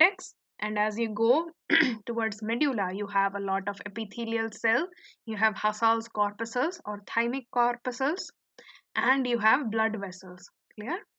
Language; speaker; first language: English; non-native, local second language; Hindi